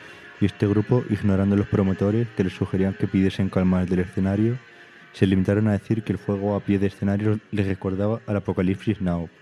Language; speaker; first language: Spanish; native; Spanish